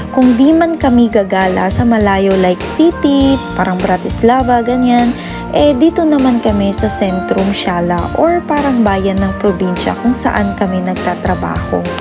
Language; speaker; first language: Filipino; non-native, local second language; Hiligaynon